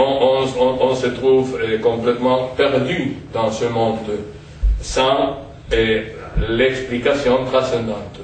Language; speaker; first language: French; non-native, fluent; Spanish